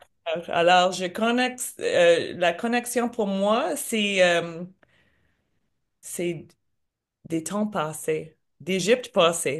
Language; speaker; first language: French; non-native, learner; English